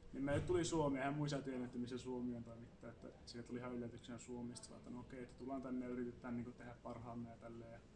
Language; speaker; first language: Finnish; early bilingual, other home language; Assyrian Neo-Aramaic